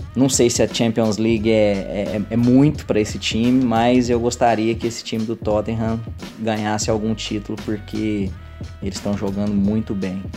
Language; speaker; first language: Portuguese; native; Portuguese